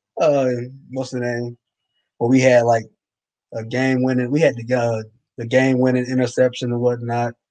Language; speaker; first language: English; native; English